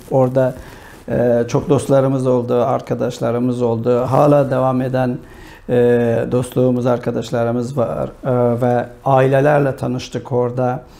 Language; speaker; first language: Turkish; non-native, fluent; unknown